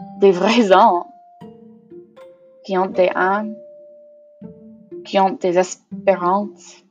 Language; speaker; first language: French; non-native, fluent; English